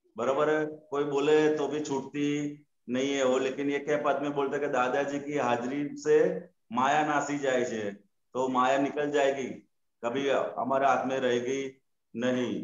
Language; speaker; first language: Hindi; non-native, local second language; Gujarati